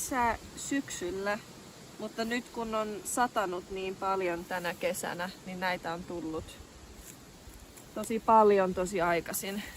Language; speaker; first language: Finnish; native; Finnish